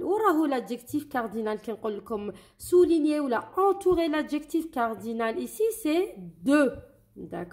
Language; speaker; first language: French; non-native, local second language; Arabic